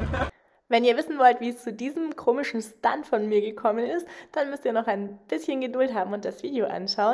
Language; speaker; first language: German; native; German